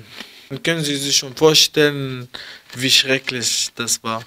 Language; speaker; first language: German; early bilingual, other home language; Arabic